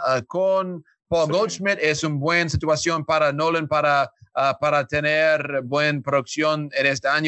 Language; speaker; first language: Spanish; non-native, learner; English